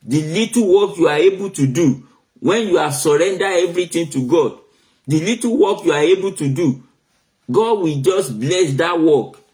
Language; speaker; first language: English; non-native, local second language; Yoruba